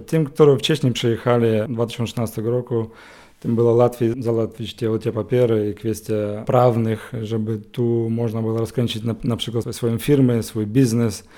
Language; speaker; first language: Polish; non-native, learner; Ukrainian